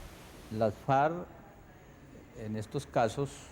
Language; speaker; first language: Spanish; native; Spanish